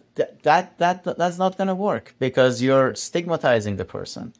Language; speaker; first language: English; non-native, fluent; Persian